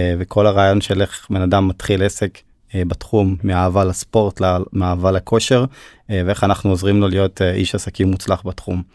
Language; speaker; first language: Hebrew; early bilingual, other home language; Turkish